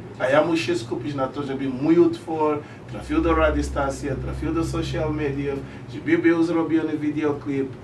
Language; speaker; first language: Polish; non-native, fluent; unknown